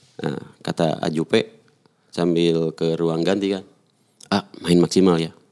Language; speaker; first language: Indonesian; native; Indonesian